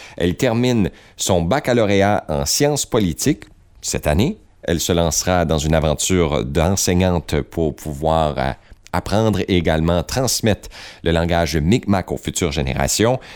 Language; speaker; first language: French; native; French